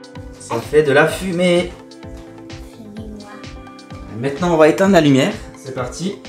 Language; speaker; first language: French; native; French